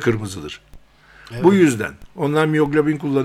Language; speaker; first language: Turkish; native; Turkish